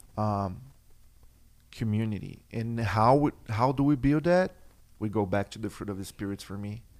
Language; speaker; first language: English; non-native, fluent; Portuguese